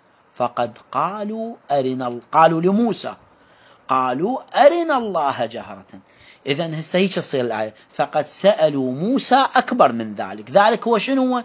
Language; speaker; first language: Arabic; native; Arabic